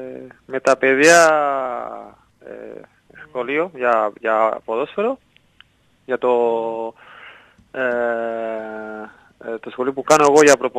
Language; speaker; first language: Greek; non-native, learner; Spanish